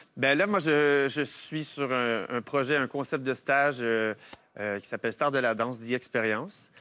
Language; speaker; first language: French; native; French